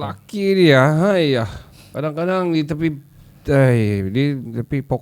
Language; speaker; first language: Malay; native; Malay